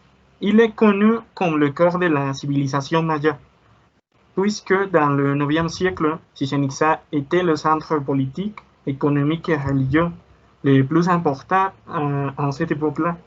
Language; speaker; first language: French; non-native, learner; Spanish